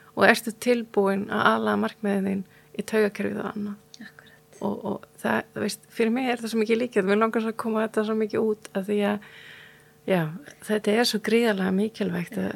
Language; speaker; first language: Icelandic; non-native, fluent; German